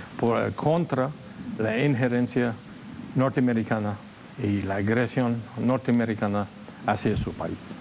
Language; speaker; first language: Spanish; non-native, fluent; English